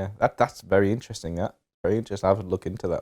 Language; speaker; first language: English; native; English